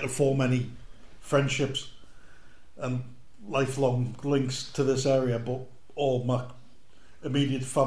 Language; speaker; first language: English; native; English